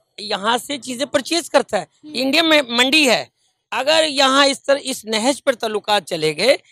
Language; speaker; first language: Hindi; native; Hindi